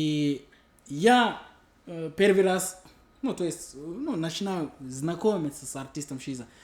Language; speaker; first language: Russian; non-native, learner; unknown